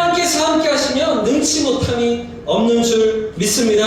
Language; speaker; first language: Korean; native; Korean